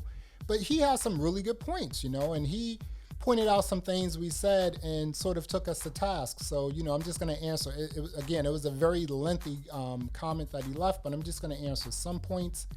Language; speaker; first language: English; native; English